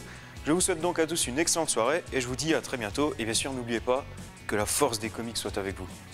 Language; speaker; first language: French; native; French